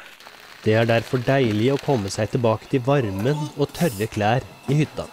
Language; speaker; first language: Norwegian; native; Norwegian